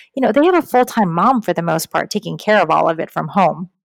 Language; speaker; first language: English; native; English